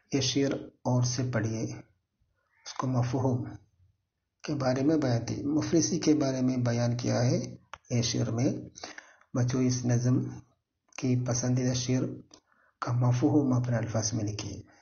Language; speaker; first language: Hindi; non-native, local second language; Malayalam